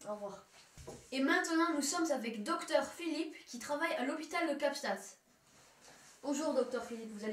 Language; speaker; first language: French; non-native, learner; German